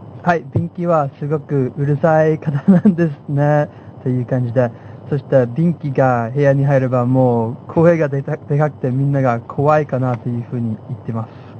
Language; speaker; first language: Japanese; non-native, fluent; English